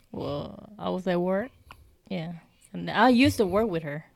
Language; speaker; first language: English; non-native, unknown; Korean